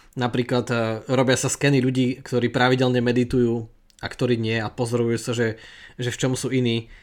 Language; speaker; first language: Slovak; native; Slovak